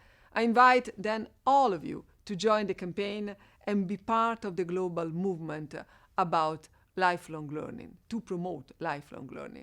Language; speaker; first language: English; non-native, fluent; Italian